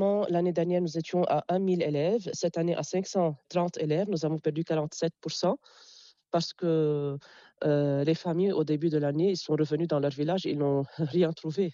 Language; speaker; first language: French; non-native, local second language; Arabic